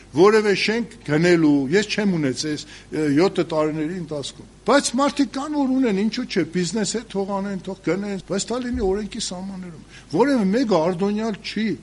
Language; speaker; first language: Armenian; native; Armenian